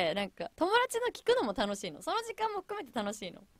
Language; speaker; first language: Japanese; native; Japanese